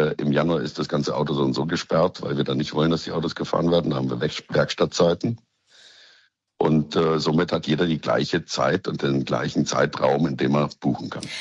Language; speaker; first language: German; native; German